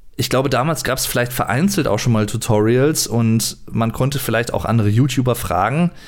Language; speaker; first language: German; native; German